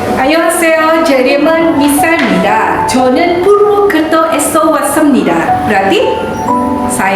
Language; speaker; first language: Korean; non-native, fluent; Indonesian